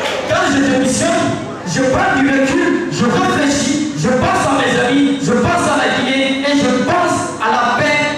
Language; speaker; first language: French; non-native, local second language; Fula